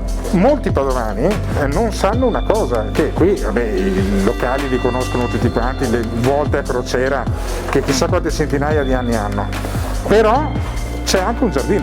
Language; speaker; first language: Italian; native; Italian